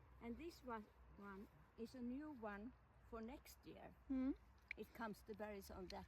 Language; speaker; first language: English; non-native, learner; Swedish